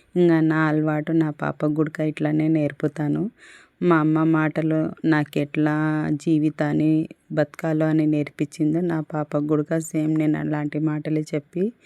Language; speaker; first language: Telugu; non-native, local second language; Urdu